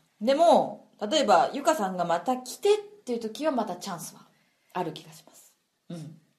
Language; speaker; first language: Japanese; native; Japanese